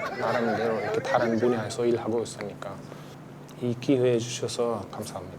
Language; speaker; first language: Korean; non-native, fluent; Arabic